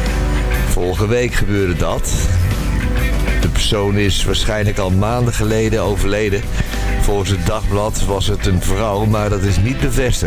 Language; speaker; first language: Dutch; native; Dutch